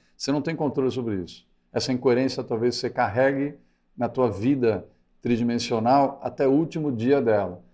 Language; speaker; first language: Portuguese; early bilingual, other home language; Spanish